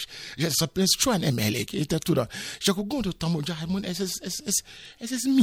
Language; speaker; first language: Hungarian; non-native, learner; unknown